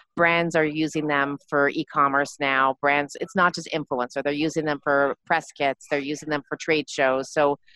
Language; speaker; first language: English; native; English